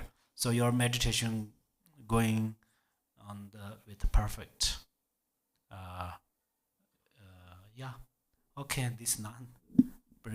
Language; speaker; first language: English; non-native, learner; Tibetan